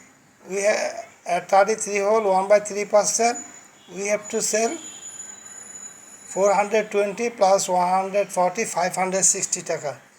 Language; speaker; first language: English; non-native, fluent; Bangla